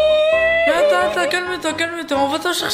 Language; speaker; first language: French; native; French